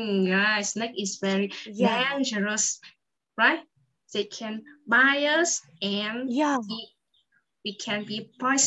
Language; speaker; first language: English; non-native, fluent; Vietnamese